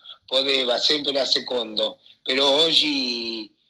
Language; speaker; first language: Italian; non-native, fluent; Spanish